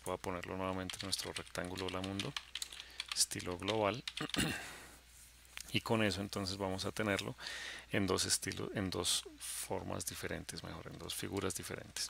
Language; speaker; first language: Spanish; native; Spanish